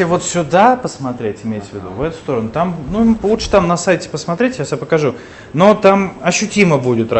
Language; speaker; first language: Russian; native; Russian